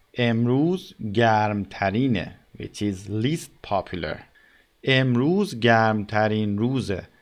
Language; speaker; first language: Persian; native; Persian